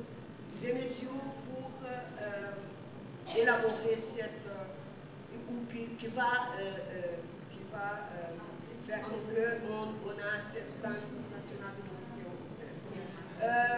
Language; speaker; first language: French; non-native, fluent; Portuguese